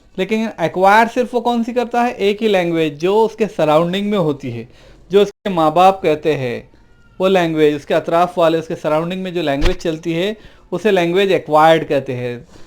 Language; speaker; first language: Hindi; non-native, local second language; Urdu